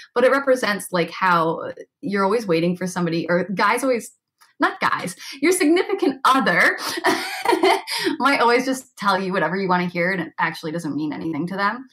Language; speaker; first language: English; native; English